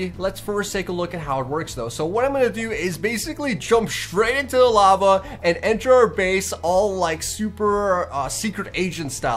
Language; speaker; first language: English; native; English